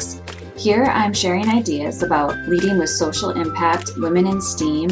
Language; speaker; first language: English; native; English